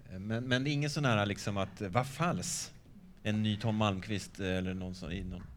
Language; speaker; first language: Swedish; native; Swedish